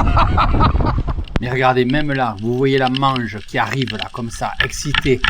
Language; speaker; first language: French; native; French